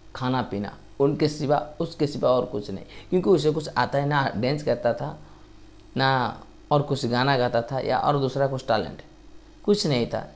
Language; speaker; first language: Hindi; non-native, local second language; Odia